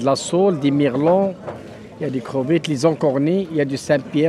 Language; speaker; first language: French; non-native, learner; Arabic